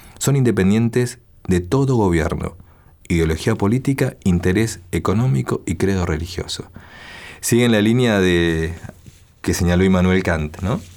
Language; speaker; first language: Spanish; native; Spanish